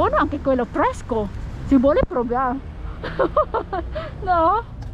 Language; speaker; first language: Italian; non-native, learner; Filipino